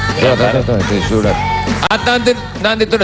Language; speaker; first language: Filipino; native; Filipino